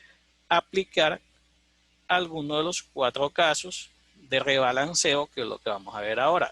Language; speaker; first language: Spanish; native; Spanish